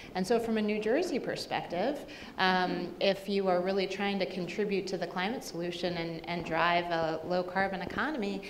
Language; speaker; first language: English; native; English